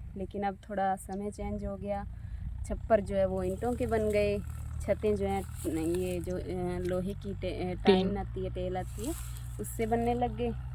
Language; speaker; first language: Hindi; native; Hindi